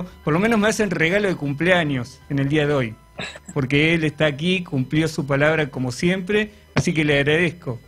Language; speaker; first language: Spanish; native; Spanish